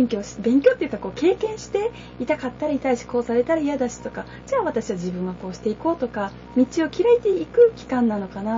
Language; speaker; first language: Japanese; native; Japanese